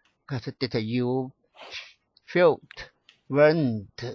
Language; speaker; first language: English; non-native, learner; Chinese